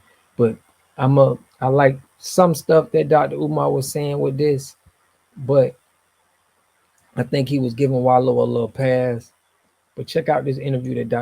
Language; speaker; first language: English; native; English